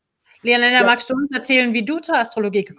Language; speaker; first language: German; native; German